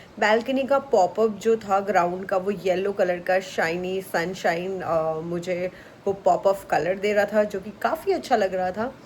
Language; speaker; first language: Hindi; native; Hindi